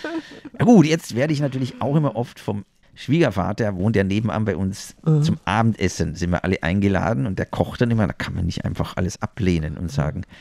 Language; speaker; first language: German; native; German